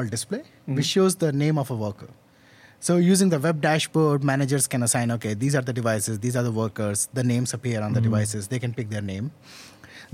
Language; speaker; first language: English; non-native, local second language; Hindi